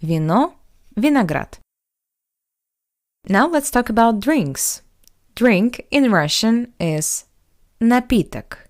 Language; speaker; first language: English; non-native, fluent; Russian